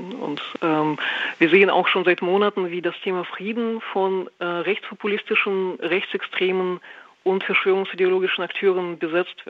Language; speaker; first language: German; non-native, fluent; Russian